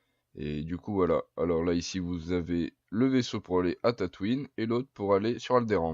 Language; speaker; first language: French; native; French